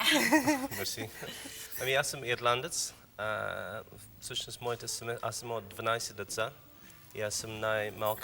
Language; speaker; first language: Bulgarian; non-native, learner; English